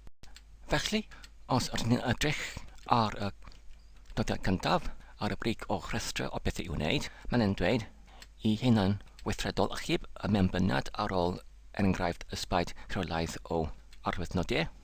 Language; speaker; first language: Welsh; non-native, learner; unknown